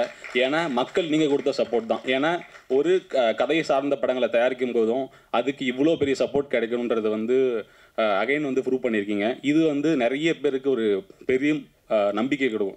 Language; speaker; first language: Tamil; native; Tamil